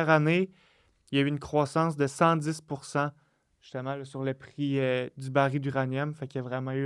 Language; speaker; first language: French; native; French